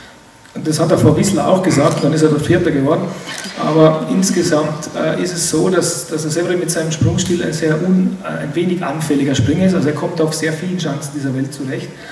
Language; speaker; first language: German; native; German